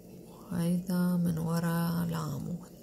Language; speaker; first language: Arabic; native; Arabic